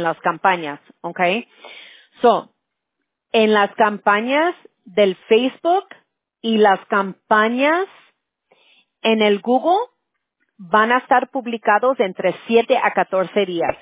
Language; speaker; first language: Spanish; early bilingual, heritage; Spanish